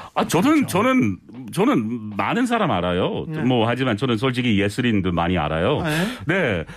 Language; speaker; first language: Korean; non-native, learner; English